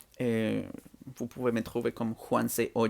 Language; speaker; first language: French; non-native, fluent; Spanish